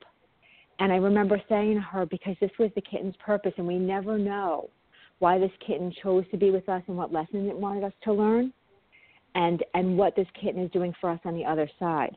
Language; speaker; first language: English; native; English